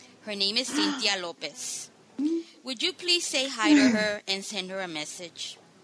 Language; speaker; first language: English; non-native, local second language; Spanish